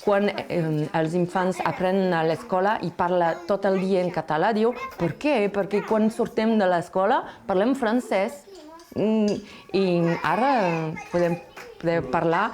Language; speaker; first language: Catalan; non-native, local second language; French